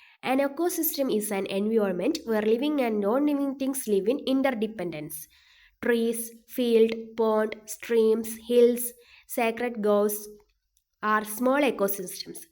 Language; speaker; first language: English; non-native, local second language; Malayalam